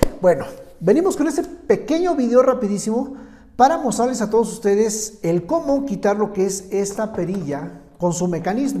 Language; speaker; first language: Spanish; native; Spanish